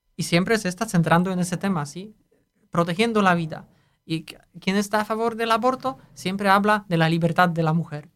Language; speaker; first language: Spanish; non-native, fluent; Polish